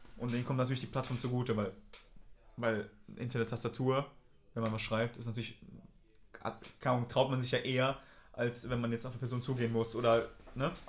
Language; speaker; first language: German; native; German